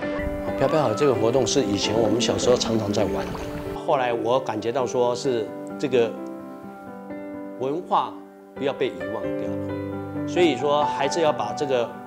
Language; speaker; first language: Chinese; non-native, local second language; Hakka Chinese